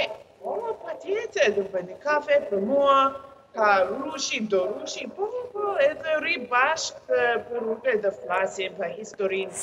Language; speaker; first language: Albanian; non-native, learner; English